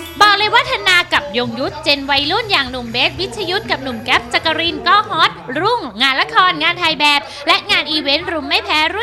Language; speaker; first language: Thai; native; Thai